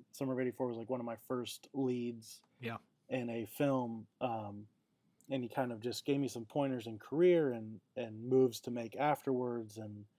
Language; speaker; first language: English; native; English